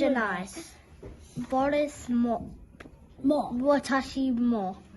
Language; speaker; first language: Japanese; non-native, learner; English